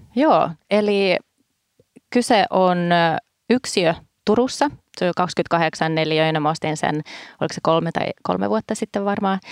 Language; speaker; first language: Finnish; early bilingual, heritage; Finnish